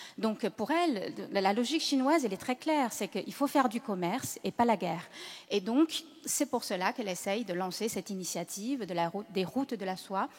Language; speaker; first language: French; non-native, fluent; Chinese